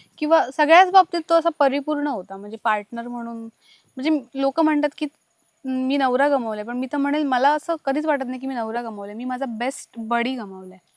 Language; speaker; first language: Marathi; native; Marathi